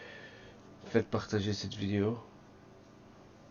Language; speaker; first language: French; native; French